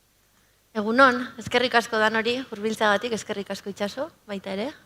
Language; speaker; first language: Basque; native; Basque